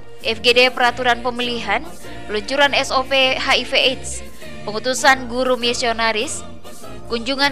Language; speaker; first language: Indonesian; native; Indonesian